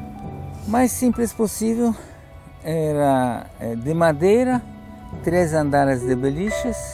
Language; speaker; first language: Portuguese; non-native, fluent; Polish